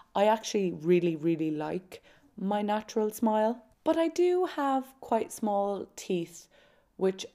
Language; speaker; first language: English; native; English